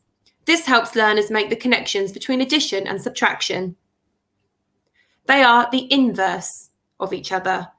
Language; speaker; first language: English; native; English